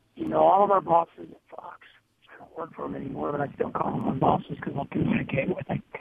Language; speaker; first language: English; native; English